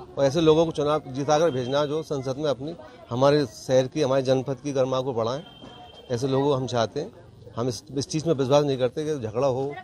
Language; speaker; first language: Hindi; native; Hindi